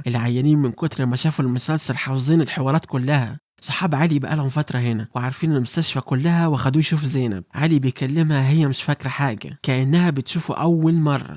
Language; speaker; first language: Arabic; native; Arabic